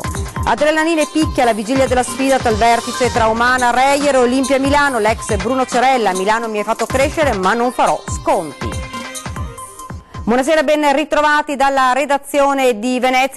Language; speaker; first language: Italian; native; Italian